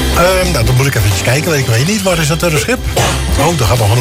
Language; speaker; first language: Dutch; native; Dutch